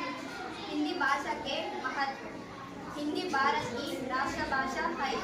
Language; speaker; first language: Hindi; non-native, local second language; Telugu